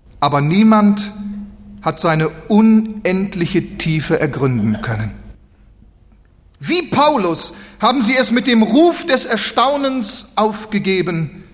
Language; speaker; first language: German; native; German